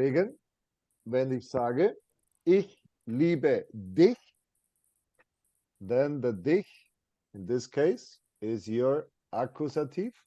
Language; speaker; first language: German; non-native, fluent; English